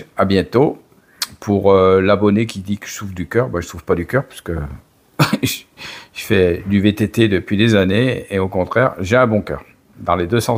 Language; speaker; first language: French; native; French